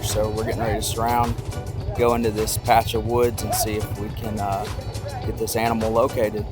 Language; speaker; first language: English; native; English